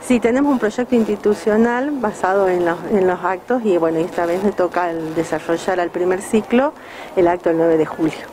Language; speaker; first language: Spanish; native; Spanish